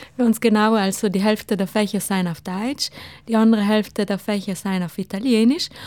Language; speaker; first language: German; non-native, local second language; Ladin